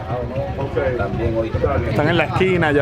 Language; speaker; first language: Spanish; native; Spanish